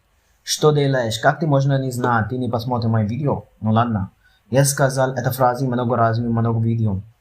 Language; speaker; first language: Russian; non-native, learner; Hindi